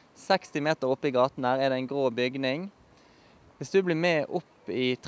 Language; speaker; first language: Norwegian; native; Norwegian